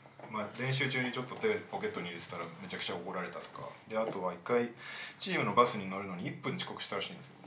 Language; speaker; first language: Japanese; native; Japanese